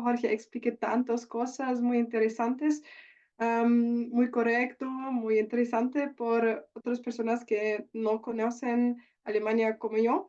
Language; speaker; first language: Spanish; non-native, learner; German